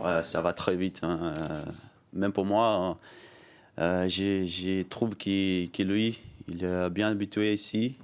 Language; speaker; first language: French; non-native, learner; Portuguese